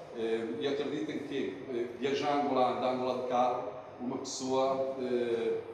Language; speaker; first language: Portuguese; non-native, fluent; Italian